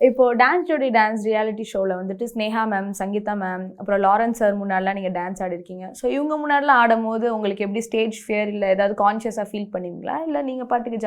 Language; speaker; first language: Tamil; native; Tamil